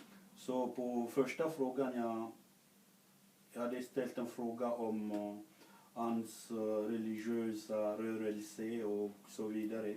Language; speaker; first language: Swedish; non-native, fluent; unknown